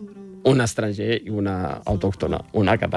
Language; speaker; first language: Catalan; non-native, fluent; Riffian